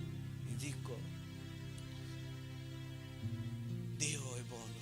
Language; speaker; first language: Italian; non-native, fluent; Spanish